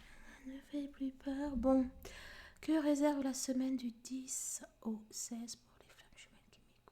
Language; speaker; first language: French; native; French